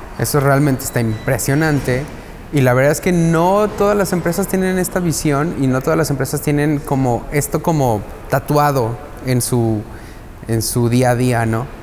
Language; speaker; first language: Spanish; native; Spanish